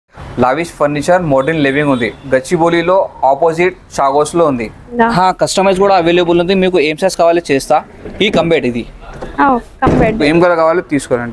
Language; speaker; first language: Telugu; non-native, local second language; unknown